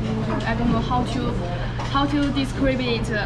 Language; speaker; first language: English; non-native, learner; Chinese